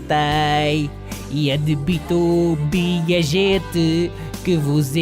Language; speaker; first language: Portuguese; native; Portuguese